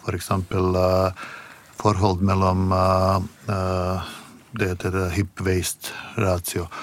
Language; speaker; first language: Norwegian; non-native, fluent; Bosnian